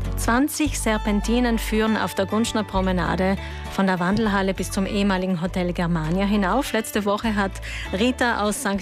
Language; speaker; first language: German; native; German